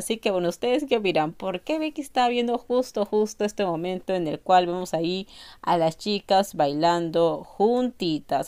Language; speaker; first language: Spanish; native; Spanish